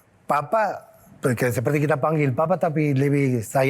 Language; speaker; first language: Indonesian; non-native, fluent; Spanish